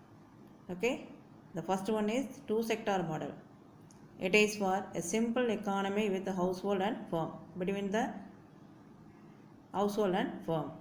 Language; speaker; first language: English; non-native, local second language; Tamil